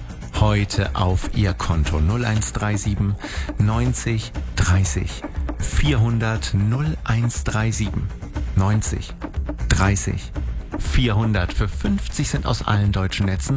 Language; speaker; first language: German; native; German